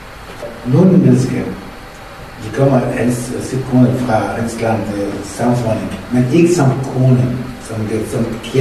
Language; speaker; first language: Danish; non-native, learner; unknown